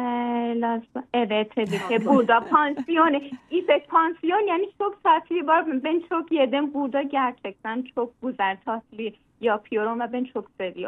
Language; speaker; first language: Turkish; non-native, learner; Persian